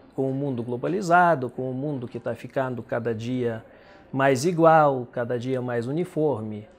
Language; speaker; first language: Portuguese; non-native, fluent; Russian